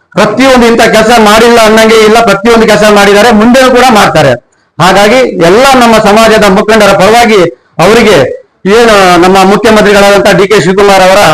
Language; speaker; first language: Kannada; non-native, local second language; Lambadi